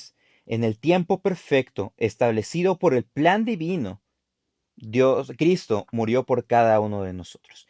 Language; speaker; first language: Spanish; native; Spanish